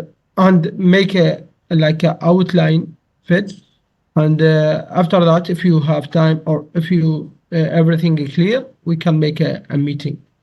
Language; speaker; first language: English; non-native, learner; Arabic